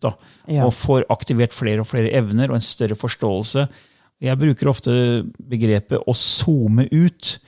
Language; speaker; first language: Norwegian; native; Norwegian